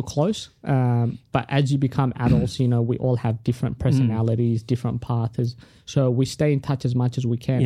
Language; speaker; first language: English; non-native, local second language; Tigrinya